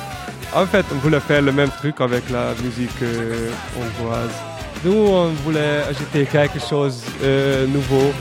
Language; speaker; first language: French; non-native, fluent; Hungarian